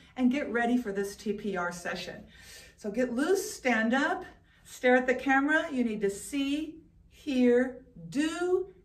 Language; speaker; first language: English; native; English